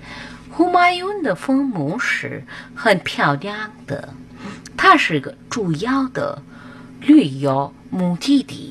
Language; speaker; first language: Chinese; non-native, fluent; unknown